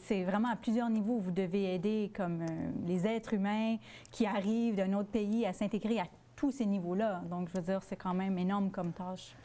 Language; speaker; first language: French; native; French